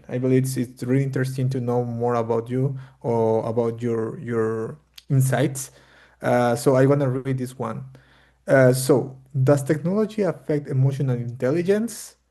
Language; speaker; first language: English; non-native, fluent; Spanish